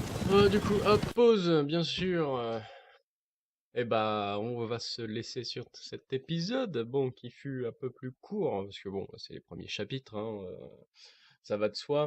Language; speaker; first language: French; native; French